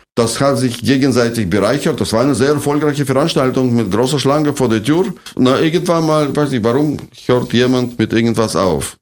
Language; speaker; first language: German; non-native, fluent; Russian